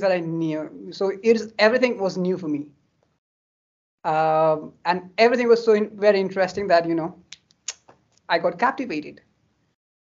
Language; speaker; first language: English; non-native, local second language; Nepali